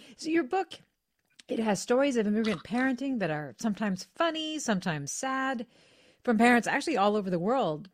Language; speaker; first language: English; native; English